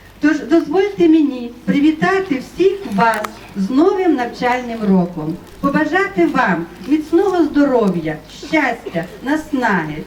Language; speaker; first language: Ukrainian; native; Ukrainian